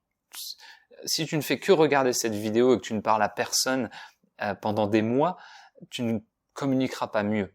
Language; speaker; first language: French; native; French